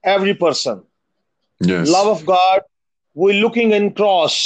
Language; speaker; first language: English; non-native, local second language; Punjabi